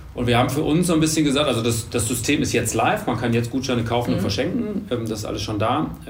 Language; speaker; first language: German; native; German